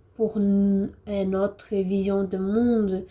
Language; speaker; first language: French; non-native, learner; Portuguese